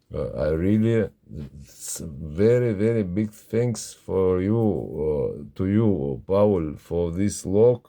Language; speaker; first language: English; non-native, learner; Russian